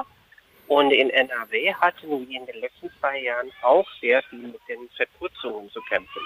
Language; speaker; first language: German; non-native, fluent; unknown